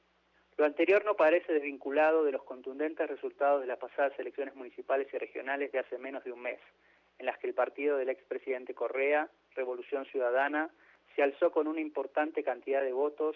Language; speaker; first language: Spanish; native; Spanish